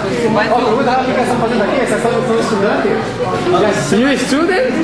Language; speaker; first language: Portuguese; native; Portuguese